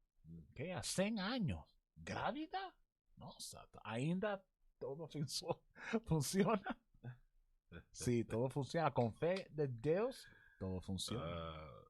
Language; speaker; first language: Portuguese; non-native, learner; English